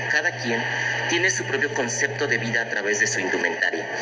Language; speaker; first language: Spanish; native; Spanish